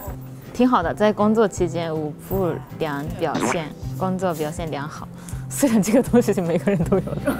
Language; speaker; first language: Chinese; non-native, fluent; Japanese